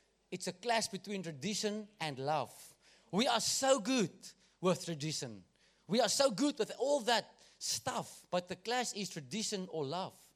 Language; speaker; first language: English; non-native, local second language; Afrikaans